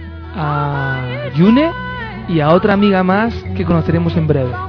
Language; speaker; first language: Spanish; native; Spanish